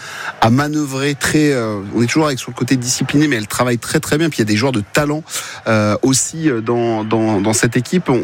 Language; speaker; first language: French; native; French